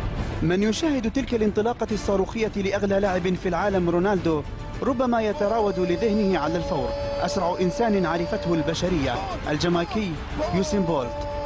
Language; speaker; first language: Arabic; native; Arabic